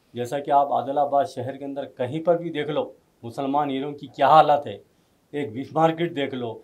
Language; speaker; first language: Hindi; non-native, local second language; Urdu